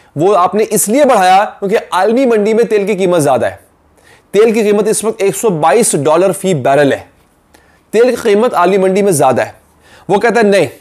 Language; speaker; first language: Urdu; native; Urdu